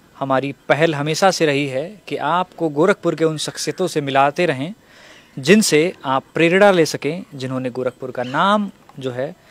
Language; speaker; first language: Hindi; native; Hindi